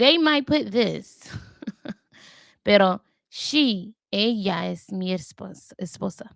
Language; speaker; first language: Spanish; non-native, learner; English